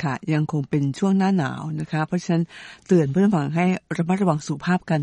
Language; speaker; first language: Thai; native; Thai